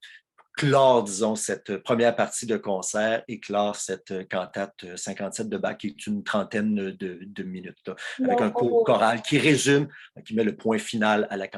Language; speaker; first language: French; native; French